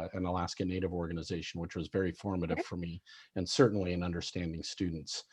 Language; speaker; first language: English; native; English